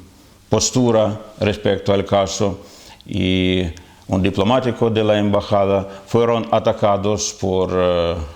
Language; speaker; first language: Spanish; non-native, fluent; Ukrainian